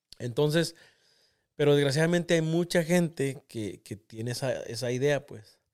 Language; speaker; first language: Spanish; native; Spanish